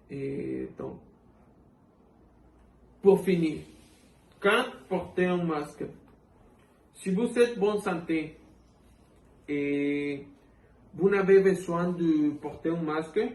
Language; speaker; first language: French; non-native, fluent; Spanish